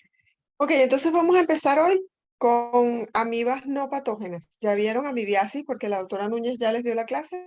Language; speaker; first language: Spanish; native; Spanish